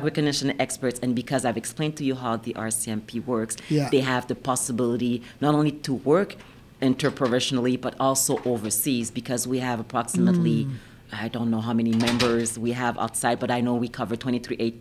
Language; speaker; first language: English; non-native, fluent; French